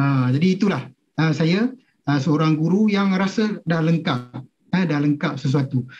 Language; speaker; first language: Malay; native; Malay